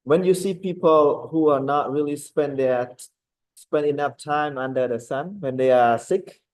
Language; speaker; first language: English; non-native, fluent; Khmer